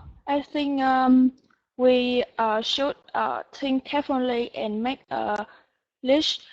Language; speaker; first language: English; non-native, learner; Vietnamese